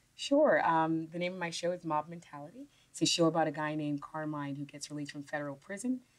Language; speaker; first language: English; native; English